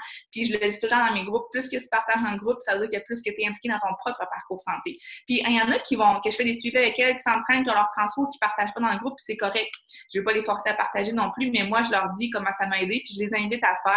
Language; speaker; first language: French; native; French